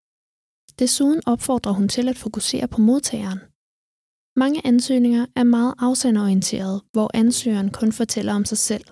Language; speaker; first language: Danish; native; Danish